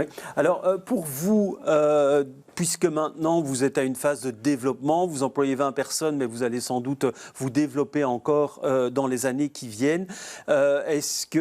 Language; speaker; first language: French; native; French